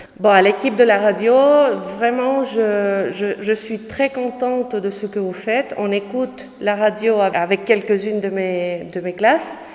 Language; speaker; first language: French; non-native, fluent; Spanish